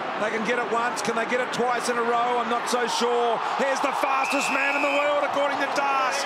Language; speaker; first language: English; native; English